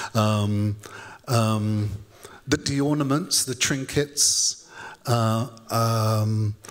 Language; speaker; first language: English; native; English